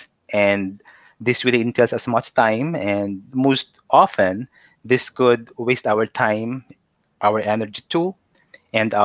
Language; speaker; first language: English; non-native, local second language; Cebuano